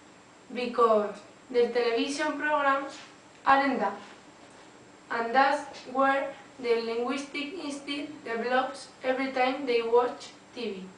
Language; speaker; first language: English; non-native, learner; Spanish